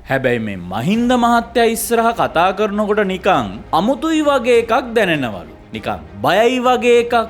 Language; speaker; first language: Sinhala; native; Sinhala